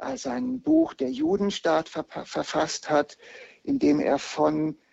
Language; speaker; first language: German; native; German